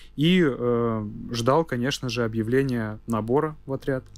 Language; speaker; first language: Russian; non-native, local second language; Armenian